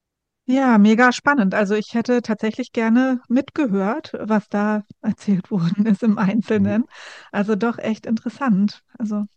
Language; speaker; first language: German; native; German